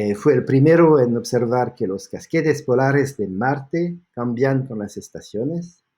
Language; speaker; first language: Spanish; non-native, fluent; French